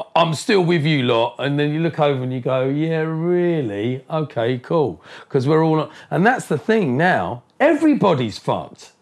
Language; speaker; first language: English; native; English